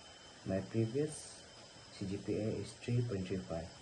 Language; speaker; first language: English; non-native, learner; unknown